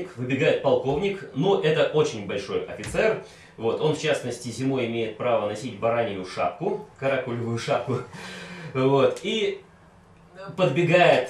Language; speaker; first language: Russian; native; Russian